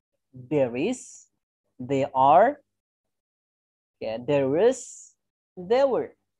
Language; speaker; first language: English; non-native, fluent; Indonesian